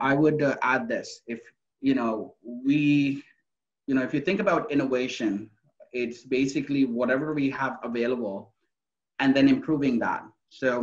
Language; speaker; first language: English; non-native, local second language; Urdu